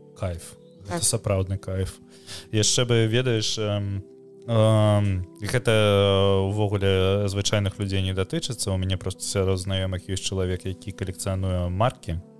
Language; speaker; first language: Belarusian; non-native, local second language; Russian